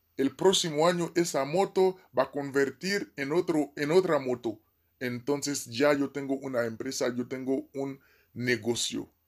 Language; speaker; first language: Spanish; non-native, fluent; Haitian Creole